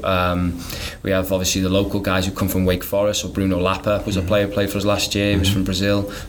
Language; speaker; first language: English; native; English